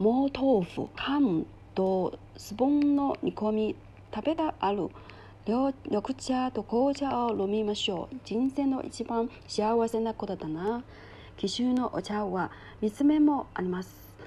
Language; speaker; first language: Japanese; non-native, learner; Chinese